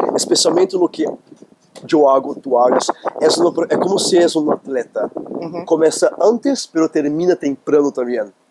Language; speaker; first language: Spanish; non-native, learner; Portuguese